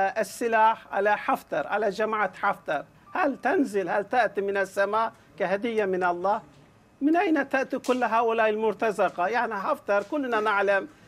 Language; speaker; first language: Arabic; non-native, fluent; Turkish